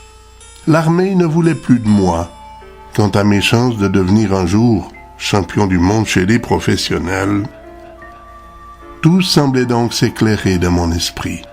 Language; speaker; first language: French; native; French